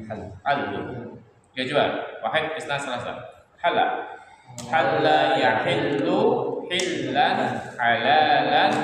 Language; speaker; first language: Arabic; non-native, fluent; Indonesian